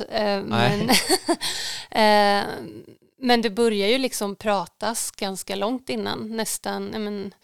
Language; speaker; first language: Swedish; native; Swedish